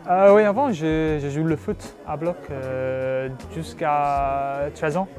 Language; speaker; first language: French; non-native, learner; English